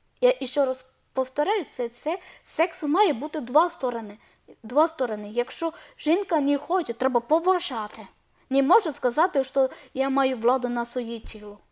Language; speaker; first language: Ukrainian; non-native, learner; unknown